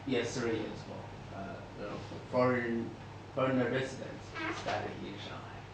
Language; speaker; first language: English; non-native, fluent; Chinese